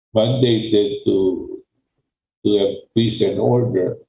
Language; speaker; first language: English; non-native, local second language; Filipino